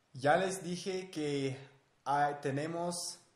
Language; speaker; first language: Spanish; non-native, fluent; English